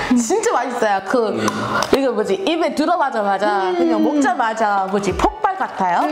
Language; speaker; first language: Korean; non-native, fluent; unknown